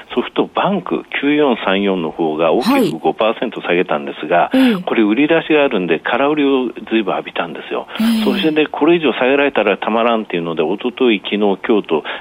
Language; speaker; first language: Japanese; native; Japanese